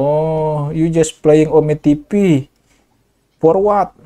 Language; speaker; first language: English; non-native, learner; Indonesian